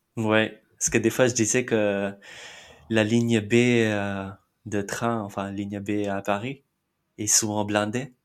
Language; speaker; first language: French; non-native, fluent; Marathi